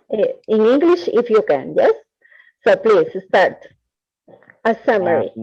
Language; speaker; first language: English; non-native, fluent; Spanish